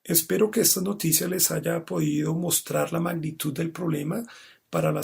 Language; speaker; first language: Spanish; native; Spanish